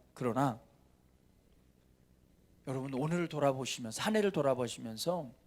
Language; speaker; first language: Korean; native; Korean